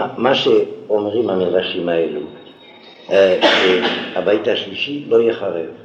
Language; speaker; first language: Hebrew; non-native, fluent; French